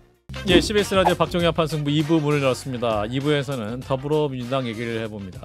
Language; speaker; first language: Korean; native; Korean